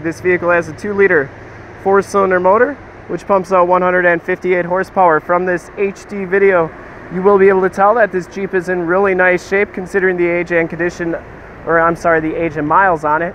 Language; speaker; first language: English; native; English